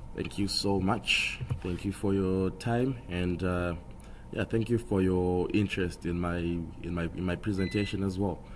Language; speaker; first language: English; non-native, local second language; Shona